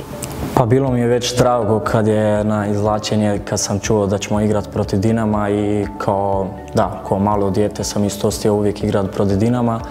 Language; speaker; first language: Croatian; early bilingual, heritage; German